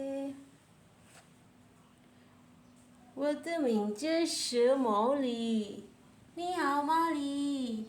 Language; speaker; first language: Chinese; non-native, learner; Indonesian